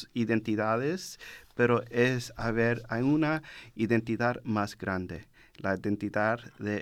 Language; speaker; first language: Spanish; early bilingual, heritage; Spanish